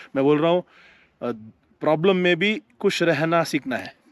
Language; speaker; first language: Hindi; non-native, local second language; Kannada